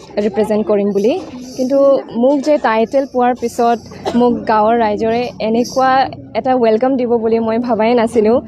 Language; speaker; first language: Assamese; non-native, local second language; Bodo